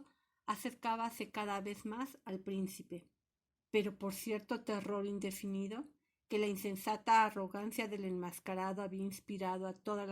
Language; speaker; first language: Spanish; native; Spanish